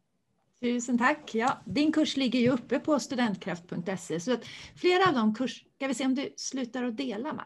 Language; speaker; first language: Swedish; native; Swedish